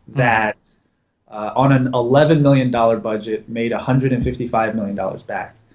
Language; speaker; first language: English; native; English